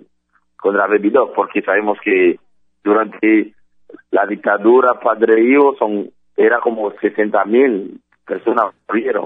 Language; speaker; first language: Spanish; non-native, fluent; Haitian Creole